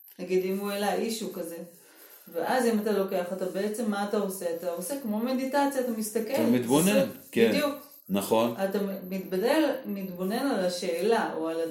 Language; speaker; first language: Hebrew; native; Hebrew